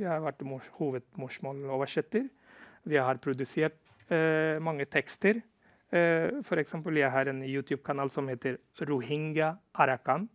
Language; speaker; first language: Norwegian; non-native, fluent; Rohingya